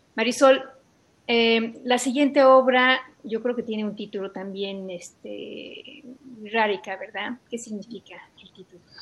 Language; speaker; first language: Spanish; native; Spanish